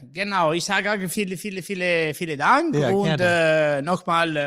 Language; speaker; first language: German; non-native, learner; Italian